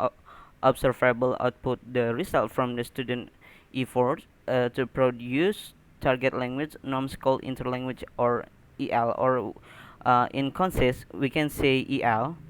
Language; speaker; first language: English; non-native, learner; Indonesian